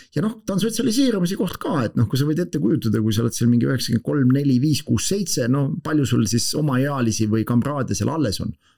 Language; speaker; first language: Estonian; native; Estonian